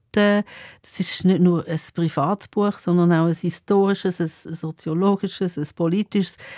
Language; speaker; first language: German; native; German